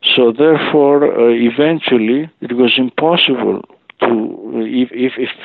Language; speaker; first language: English; non-native, fluent; Greek